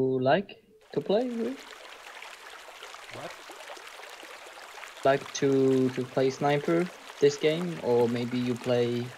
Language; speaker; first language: English; non-native, learner; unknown